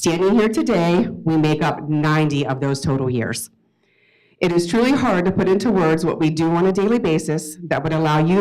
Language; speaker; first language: English; native; English